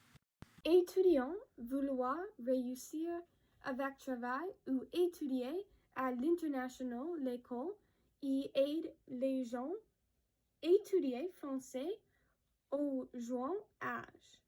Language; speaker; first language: French; non-native, learner; English